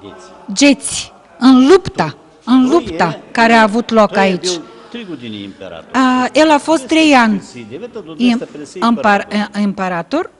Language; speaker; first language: Romanian; non-native, fluent; Bulgarian